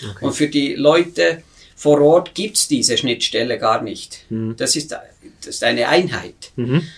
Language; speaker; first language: German; native; German